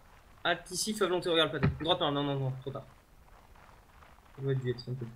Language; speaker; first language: French; native; French